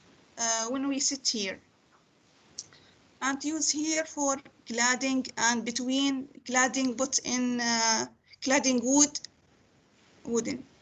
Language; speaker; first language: English; non-native, learner; Arabic